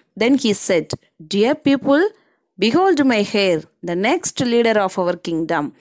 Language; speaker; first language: English; non-native, local second language; Tamil